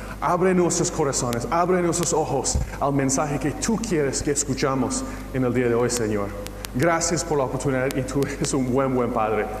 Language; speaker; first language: Spanish; non-native, fluent; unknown